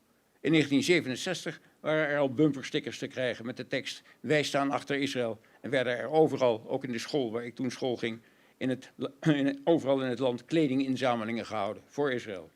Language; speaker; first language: Dutch; native; Dutch